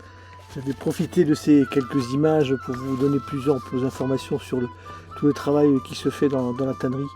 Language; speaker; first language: French; native; French